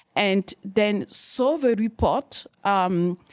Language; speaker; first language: English; non-native, fluent; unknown